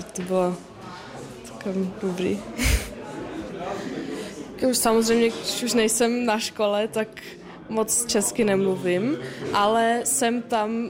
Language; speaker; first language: Czech; non-native, local second language; German